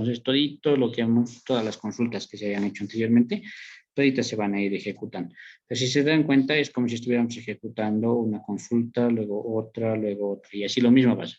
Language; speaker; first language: Spanish; native; Spanish